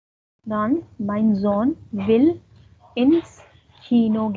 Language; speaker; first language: German; non-native, fluent; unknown